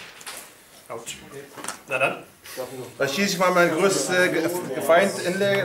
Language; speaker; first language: German; native; German